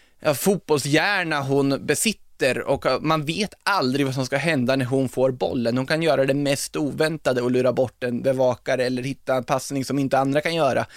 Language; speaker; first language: Swedish; native; Swedish